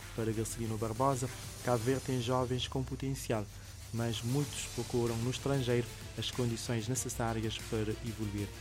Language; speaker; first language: Portuguese; non-native, local second language; Kabuverdianu